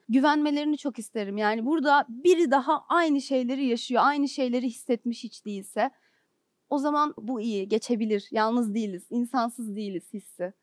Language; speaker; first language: Turkish; native; Turkish